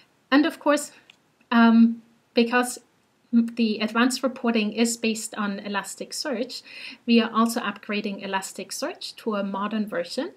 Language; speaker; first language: English; non-native, fluent; German